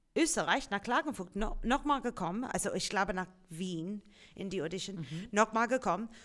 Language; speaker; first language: German; non-native, fluent; English